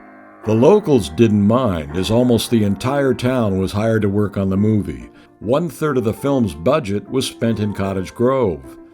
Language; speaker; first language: English; native; English